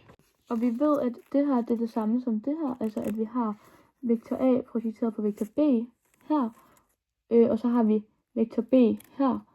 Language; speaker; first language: Danish; native; Danish